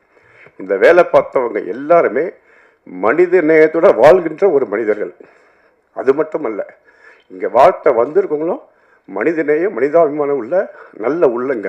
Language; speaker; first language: Tamil; native; Tamil